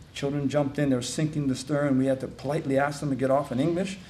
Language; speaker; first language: English; native; English